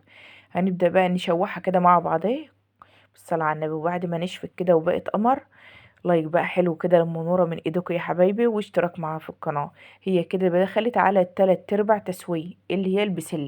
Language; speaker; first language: Arabic; native; Arabic